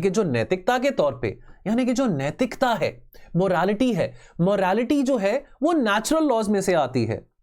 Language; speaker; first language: Hindi; native; Hindi